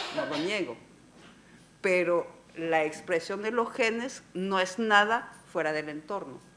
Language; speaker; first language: Spanish; non-native, fluent; French